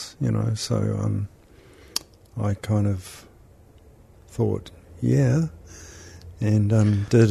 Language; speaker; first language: English; native; English